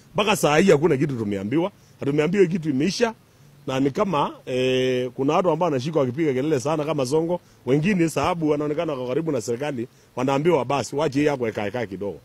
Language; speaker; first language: Swahili; non-native, local second language; Kamba